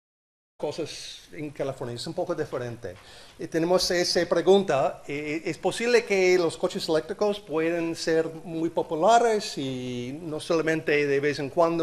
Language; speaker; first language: Spanish; non-native, learner; English